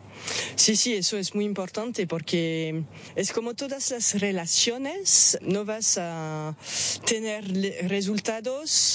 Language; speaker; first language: Spanish; non-native, fluent; French